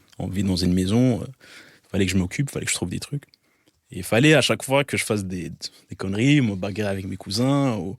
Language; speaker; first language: French; non-native, local second language; Arabic